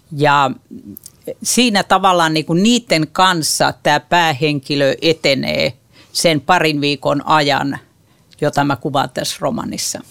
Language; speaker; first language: Finnish; native; Finnish